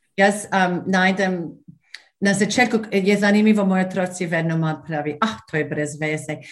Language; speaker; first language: Slovenian; non-native, fluent; English